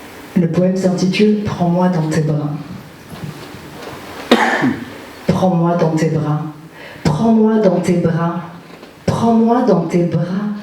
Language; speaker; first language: French; native; French